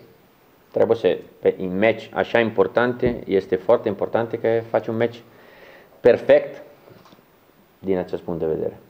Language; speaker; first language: Romanian; non-native, learner; Italian